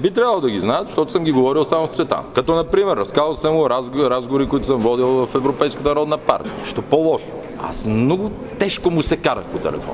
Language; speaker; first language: Bulgarian; native; Bulgarian